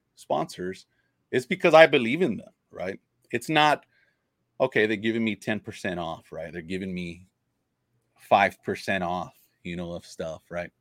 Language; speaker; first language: English; native; English